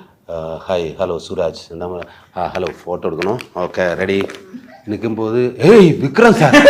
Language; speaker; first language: Tamil; non-native, learner; Malayalam